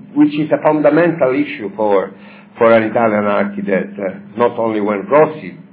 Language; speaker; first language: English; non-native, fluent; Italian